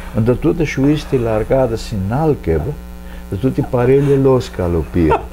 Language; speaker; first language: German; early bilingual, heritage; German